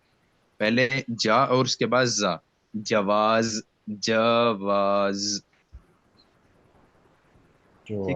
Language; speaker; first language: Hindi; native; Hindi